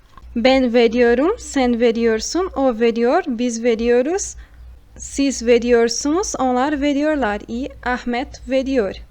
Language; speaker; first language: Turkish; non-native, fluent; Portuguese